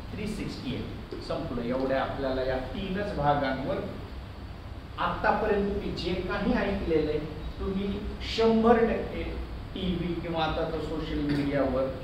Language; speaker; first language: Marathi; native; Marathi